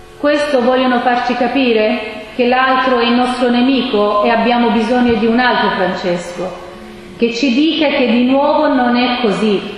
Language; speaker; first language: Italian; non-native, fluent; Persian